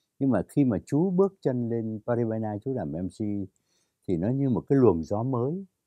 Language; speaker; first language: Vietnamese; native; Vietnamese